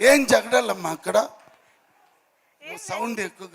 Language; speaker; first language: Telugu; non-native, fluent; Tamil